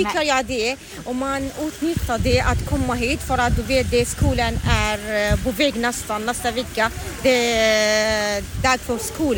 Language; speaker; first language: Swedish; non-native, learner; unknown